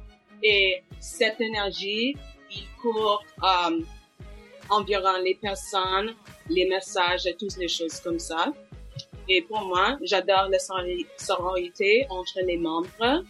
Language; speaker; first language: French; non-native, local second language; English